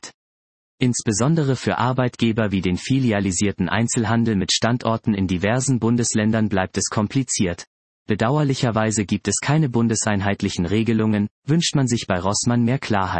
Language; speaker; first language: German; native; German